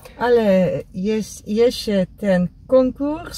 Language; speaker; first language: Polish; non-native, learner; Dutch